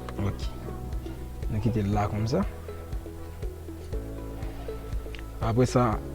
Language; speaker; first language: French; non-native, local second language; Haitian Creole